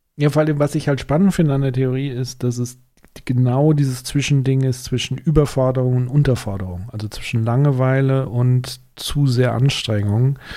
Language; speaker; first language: German; native; German